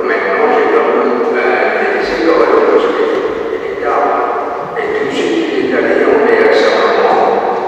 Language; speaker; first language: French; non-native, local second language; Morisyen